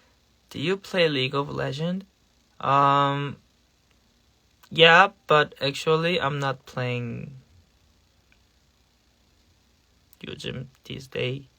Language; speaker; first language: English; non-native, learner; Korean